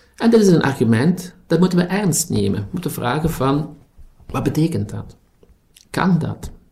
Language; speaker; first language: Dutch; native; Dutch